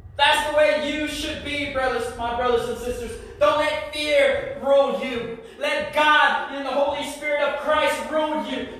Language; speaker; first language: English; early bilingual, other home language; Spanish